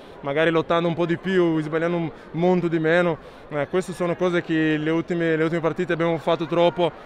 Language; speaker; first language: Italian; non-native, learner; Slovenian